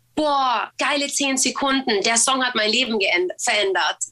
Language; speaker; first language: German; early bilingual, other home language; Swedish